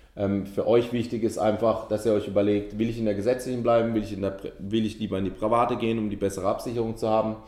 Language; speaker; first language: German; native; German